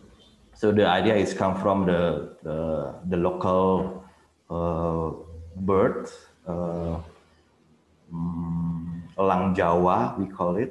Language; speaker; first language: English; non-native, fluent; Indonesian